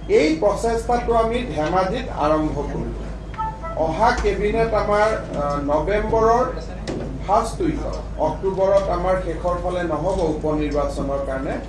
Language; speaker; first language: Assamese; native; Assamese